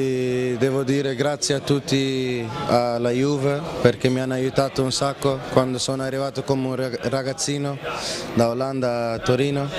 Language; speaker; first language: Italian; non-native, fluent; Dutch